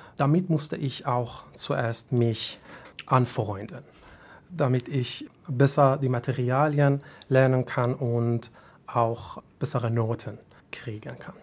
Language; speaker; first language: German; non-native, fluent; Persian